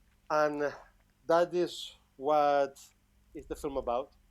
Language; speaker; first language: English; non-native, fluent; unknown